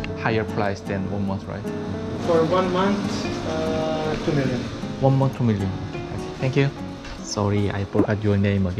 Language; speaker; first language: English; non-native, learner; Korean